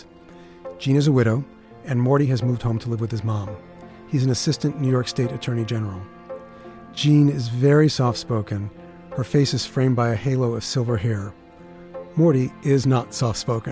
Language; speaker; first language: English; native; English